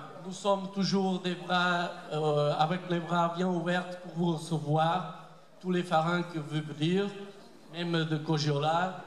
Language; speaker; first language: French; non-native, learner; Portuguese